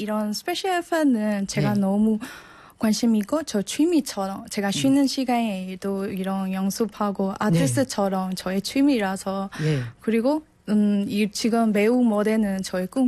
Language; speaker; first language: Korean; non-native, learner; Burmese